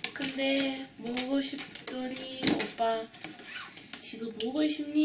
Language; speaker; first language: Korean; non-native, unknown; English